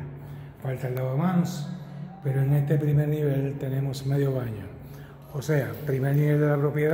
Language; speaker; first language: Spanish; native; Spanish